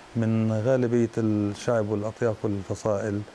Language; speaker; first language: Arabic; native; Arabic